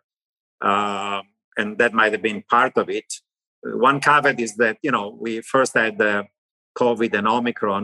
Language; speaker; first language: English; non-native, fluent; Italian